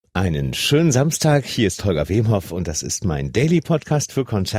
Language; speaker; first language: German; native; German